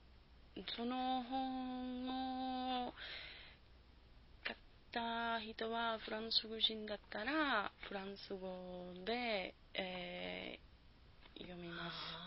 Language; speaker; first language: Japanese; non-native, learner; Spanish